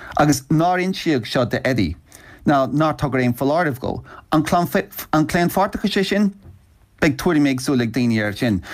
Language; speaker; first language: Irish; native; Irish